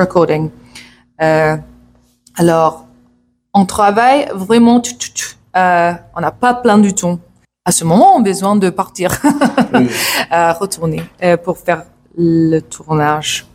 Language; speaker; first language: French; non-native, learner; English